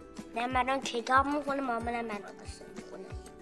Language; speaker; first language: Persian; native; Persian